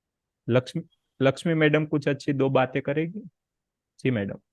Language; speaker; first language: Hindi; native; Hindi